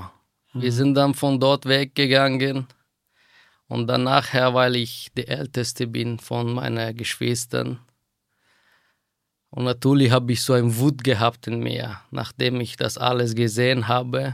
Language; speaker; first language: German; non-native, fluent; Persian